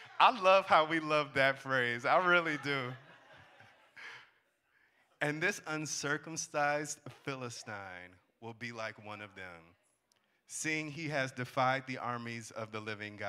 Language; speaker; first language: English; native; English